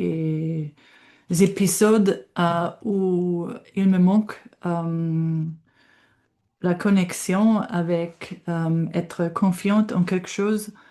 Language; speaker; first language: French; non-native, fluent; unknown